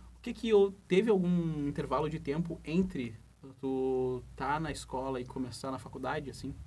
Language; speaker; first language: Portuguese; native; Portuguese